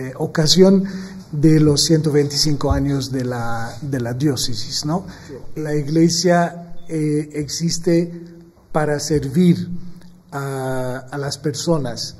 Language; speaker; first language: Spanish; non-native, fluent; Maltese